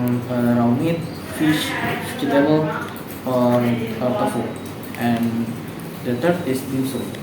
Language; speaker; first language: English; non-native, learner; Indonesian